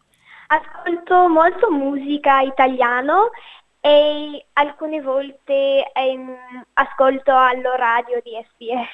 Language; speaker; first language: Italian; non-native, learner; English